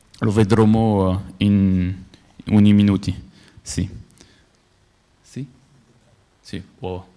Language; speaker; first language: Italian; non-native, learner; French